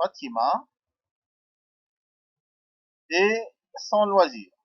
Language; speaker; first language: French; non-native, local second language; Arabic